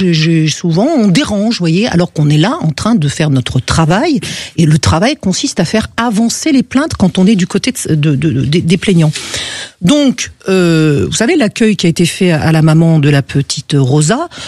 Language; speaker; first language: French; native; French